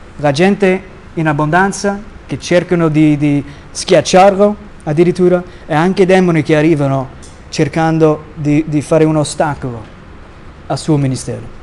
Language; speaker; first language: Italian; non-native, fluent; English